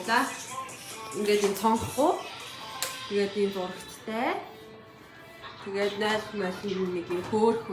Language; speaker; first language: Mongolian; native; Mongolian